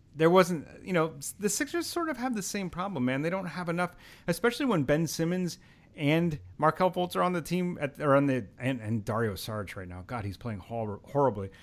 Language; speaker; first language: English; native; English